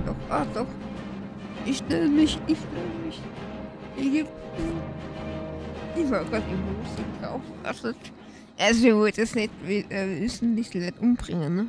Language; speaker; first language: German; native; German